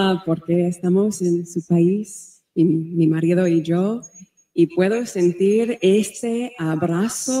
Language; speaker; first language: Spanish; non-native, learner; English